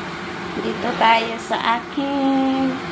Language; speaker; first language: Filipino; native; Filipino